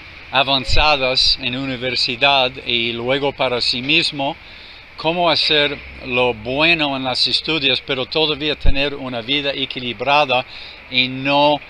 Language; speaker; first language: Spanish; non-native, fluent; English